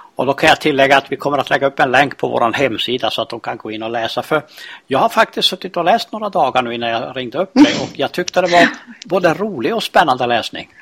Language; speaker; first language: Swedish; native; Swedish